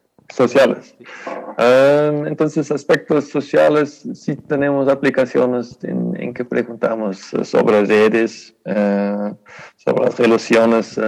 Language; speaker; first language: Spanish; non-native, fluent; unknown